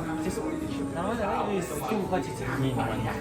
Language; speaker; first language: Russian; non-native, learner; Uzbek